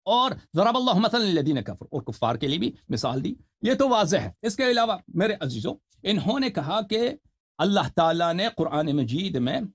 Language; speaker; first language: Urdu; non-native, fluent; Persian